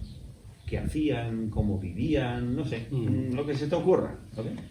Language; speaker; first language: Spanish; non-native, fluent; English